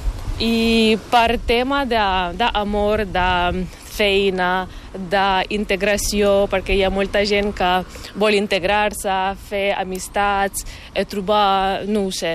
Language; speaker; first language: Catalan; non-native, fluent; Ukrainian